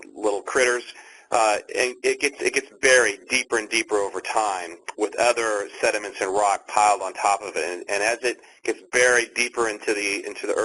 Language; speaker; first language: English; native; English